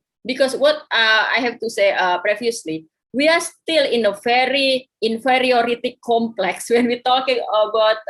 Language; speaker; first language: English; non-native, fluent; Indonesian